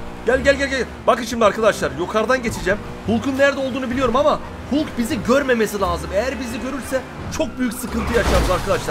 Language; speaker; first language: Turkish; native; Turkish